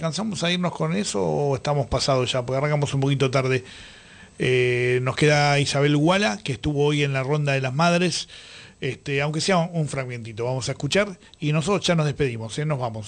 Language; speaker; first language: Spanish; native; Spanish